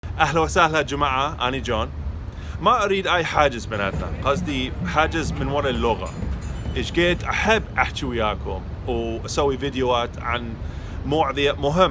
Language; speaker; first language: Arabic; non-native, fluent; English